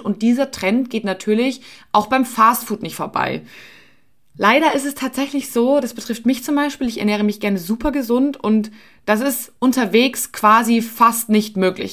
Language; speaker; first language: German; native; German